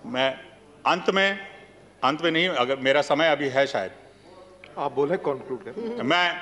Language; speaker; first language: Hindi; native; Hindi